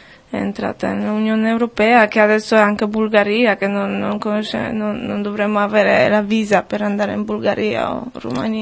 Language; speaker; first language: Italian; non-native, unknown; Polish